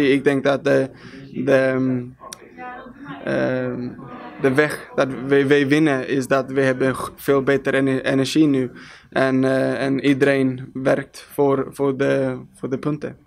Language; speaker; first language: Dutch; non-native, learner; Swedish